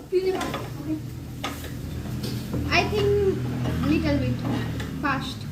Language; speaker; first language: English; non-native, learner; Nepali